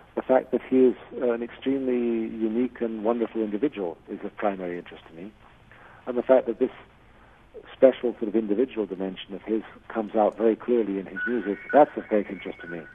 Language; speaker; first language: English; native; English